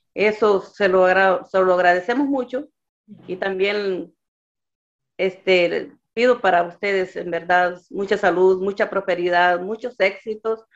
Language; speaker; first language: Spanish; native; Spanish